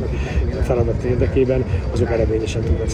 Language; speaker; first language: Hungarian; native; Hungarian